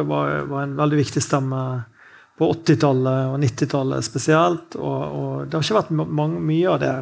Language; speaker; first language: Norwegian; native; Norwegian